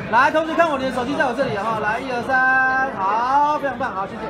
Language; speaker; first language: Chinese; native; Chinese